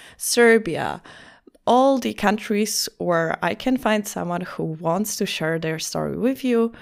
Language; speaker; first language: English; non-native, fluent; Polish